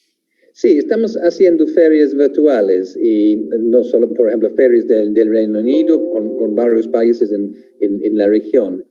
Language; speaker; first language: Spanish; non-native, fluent; English